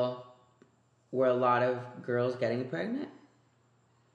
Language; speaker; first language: English; native; English